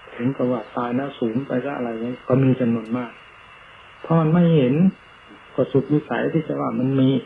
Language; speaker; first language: Thai; native; Thai